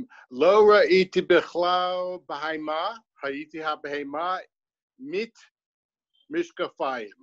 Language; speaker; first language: Hebrew; non-native, fluent; English